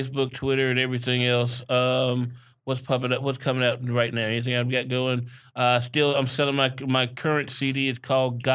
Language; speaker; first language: English; native; English